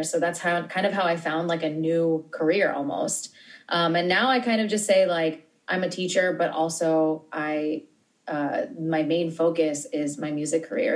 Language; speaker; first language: English; native; English